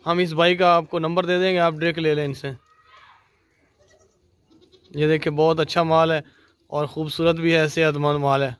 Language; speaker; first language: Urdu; non-native, local second language; Punjabi